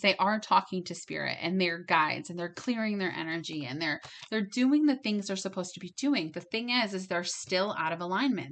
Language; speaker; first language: English; native; English